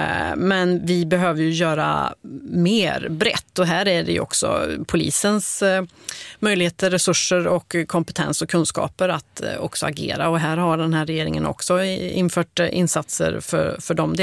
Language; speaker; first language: Swedish; native; Swedish